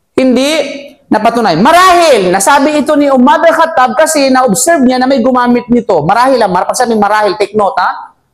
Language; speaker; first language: Filipino; non-native, local second language; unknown